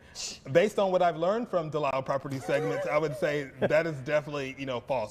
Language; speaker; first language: English; native; English